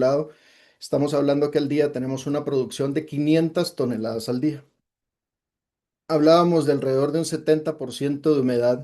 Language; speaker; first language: Spanish; native; Spanish